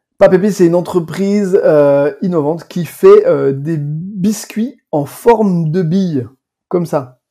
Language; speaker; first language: French; early bilingual, other home language; Arabic